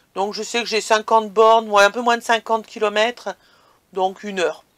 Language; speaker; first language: French; native; French